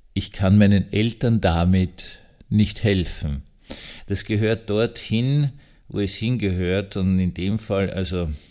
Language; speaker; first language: German; native; German